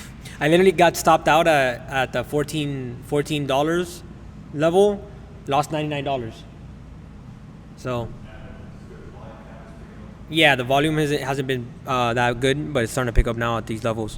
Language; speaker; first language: English; native; English